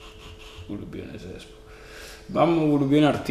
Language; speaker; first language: Polish; non-native, learner; Italian